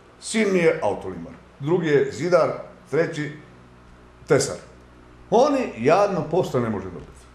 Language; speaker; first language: Bosnian; non-native, local second language; Romanian